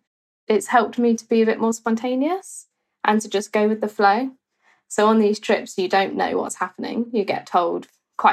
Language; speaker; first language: English; native; English